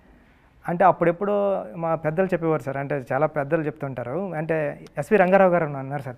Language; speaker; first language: Telugu; native; Telugu